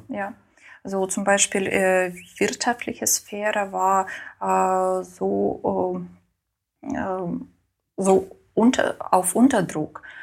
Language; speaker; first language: German; non-native, learner; Ukrainian